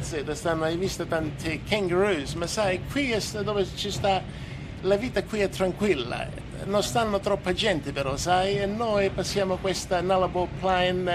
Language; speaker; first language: Italian; native; Italian